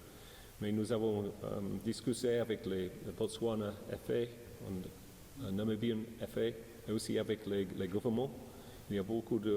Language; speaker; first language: French; non-native, learner; English